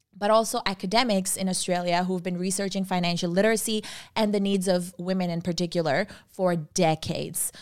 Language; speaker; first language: English; non-native, local second language; Urdu